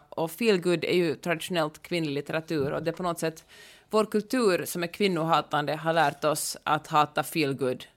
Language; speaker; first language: Swedish; native; Swedish